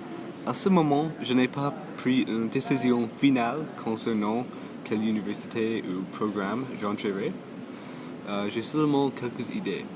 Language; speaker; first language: French; non-native, local second language; English